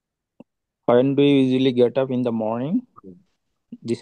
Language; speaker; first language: English; non-native, learner; Bangla